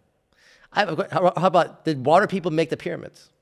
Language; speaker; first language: English; native; English